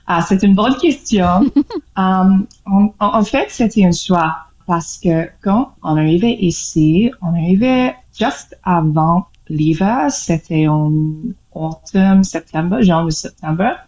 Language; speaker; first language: French; non-native, learner; English